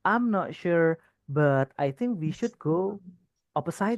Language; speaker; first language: English; non-native, fluent; Indonesian